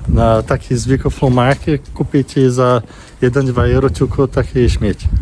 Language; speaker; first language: Polish; non-native, learner; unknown